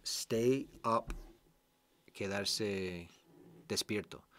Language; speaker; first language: Spanish; non-native, fluent; English